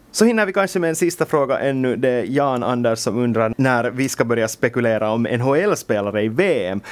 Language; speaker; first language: Swedish; native; Swedish